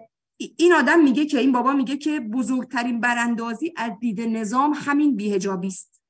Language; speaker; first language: Persian; native; Persian